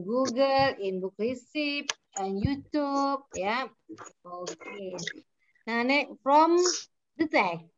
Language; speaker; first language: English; non-native, fluent; Indonesian